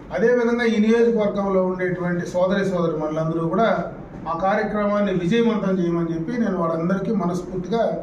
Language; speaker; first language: Telugu; native; Telugu